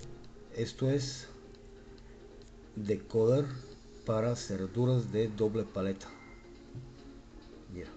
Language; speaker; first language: Spanish; non-native, fluent; Bulgarian